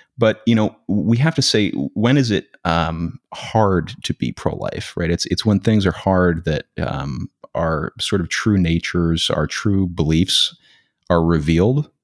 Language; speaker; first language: English; native; English